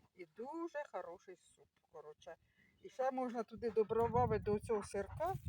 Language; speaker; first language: Ukrainian; native; Ukrainian